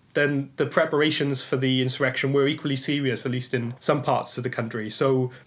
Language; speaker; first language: English; native; English